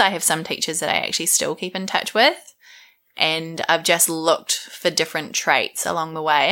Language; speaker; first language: English; native; English